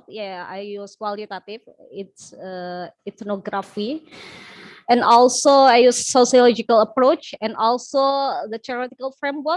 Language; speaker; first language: English; non-native, learner; Indonesian